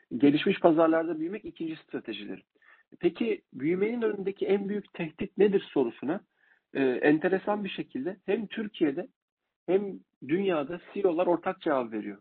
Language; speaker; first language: Turkish; native; Turkish